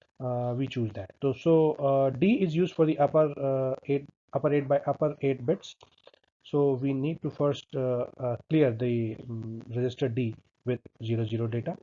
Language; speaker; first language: English; non-native, local second language; Hindi